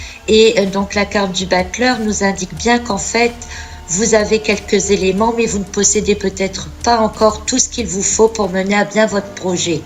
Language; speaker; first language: French; native; French